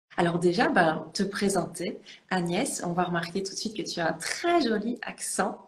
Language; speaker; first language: French; native; French